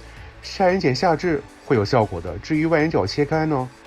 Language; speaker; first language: Chinese; native; Chinese